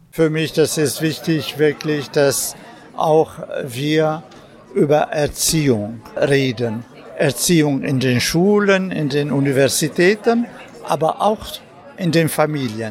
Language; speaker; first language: German; non-native, fluent; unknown